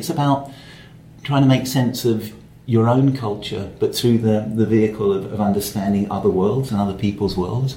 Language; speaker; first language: English; native; English